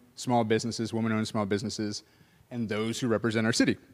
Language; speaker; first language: English; native; English